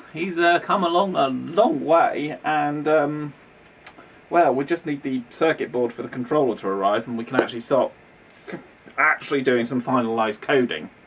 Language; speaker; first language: English; native; English